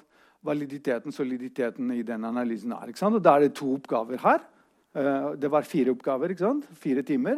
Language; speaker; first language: Norwegian; non-native, fluent; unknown